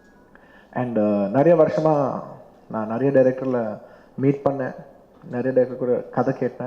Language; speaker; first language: Tamil; non-native, local second language; Telugu